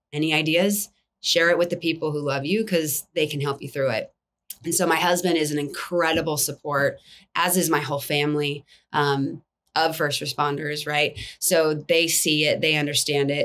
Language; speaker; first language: English; native; English